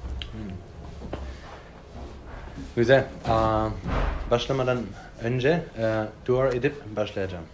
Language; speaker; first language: Turkish; non-native, learner; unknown